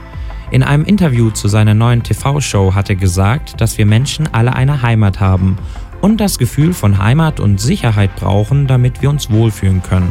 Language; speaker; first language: German; native; German